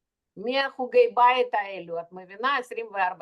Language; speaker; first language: Hebrew; non-native, fluent; Russian